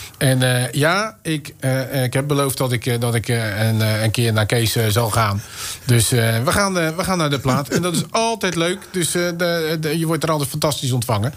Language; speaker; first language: Dutch; native; Dutch